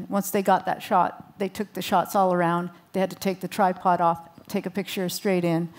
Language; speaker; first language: English; native; English